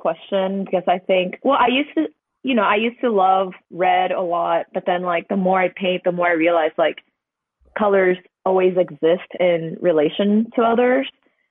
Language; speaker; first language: English; non-native, local second language; Cantonese